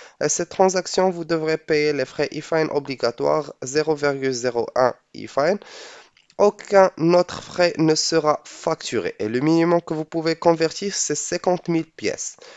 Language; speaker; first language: French; non-native, local second language; Arabic